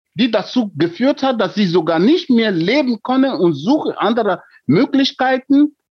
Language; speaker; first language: German; non-native, fluent; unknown